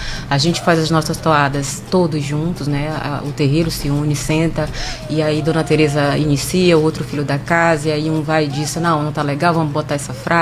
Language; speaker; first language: Portuguese; native; Portuguese